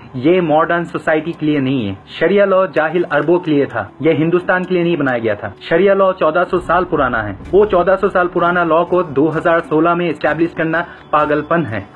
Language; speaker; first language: Hindi; non-native, fluent; Bangla